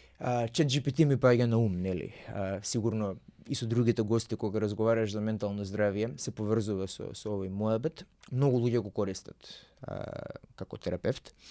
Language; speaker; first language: Macedonian; native; Macedonian